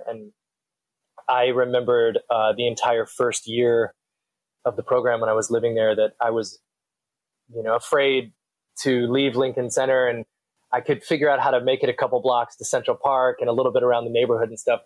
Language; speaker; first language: English; native; English